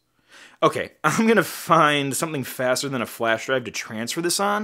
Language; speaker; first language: English; native; English